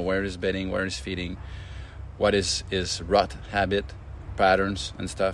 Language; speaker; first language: English; non-native, fluent; French